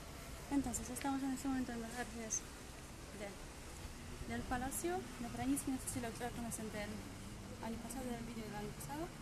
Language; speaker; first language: Spanish; non-native, fluent; Polish